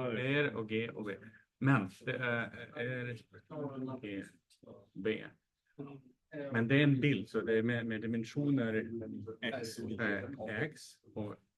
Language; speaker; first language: Swedish; non-native, fluent; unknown